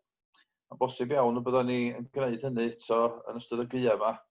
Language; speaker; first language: Welsh; native; Welsh